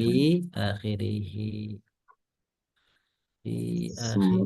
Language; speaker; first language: Arabic; non-native, fluent; Indonesian